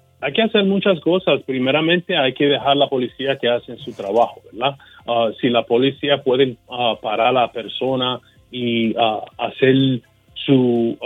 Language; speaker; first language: Spanish; early bilingual, heritage; Spanish